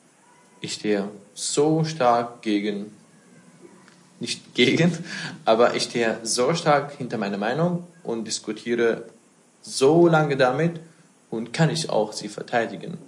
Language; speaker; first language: German; non-native, fluent; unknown